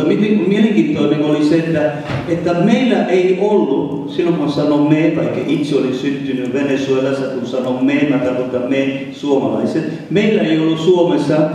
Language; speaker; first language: Finnish; non-native, fluent; Spanish